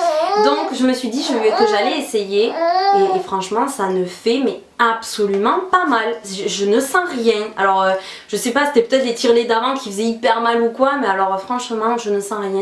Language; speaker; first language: French; native; French